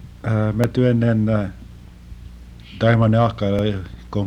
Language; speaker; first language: Finnish; early bilingual, heritage; Finnish